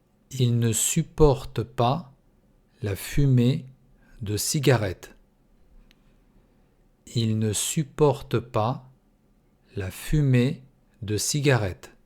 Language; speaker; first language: French; non-native, fluent; Russian